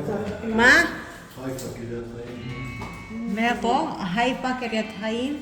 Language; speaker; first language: Hebrew; non-native, learner; Filipino